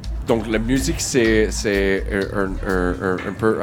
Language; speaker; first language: French; non-native, learner; English